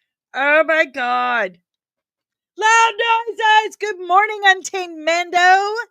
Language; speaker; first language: English; native; English